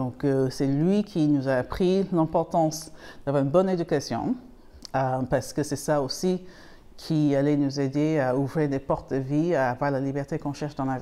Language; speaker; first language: French; non-native, fluent; English